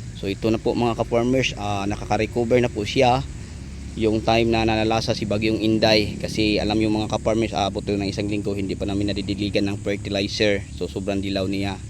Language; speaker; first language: Filipino; non-native, local second language; Cebuano